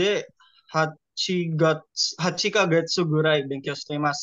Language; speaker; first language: Japanese; non-native, learner; Indonesian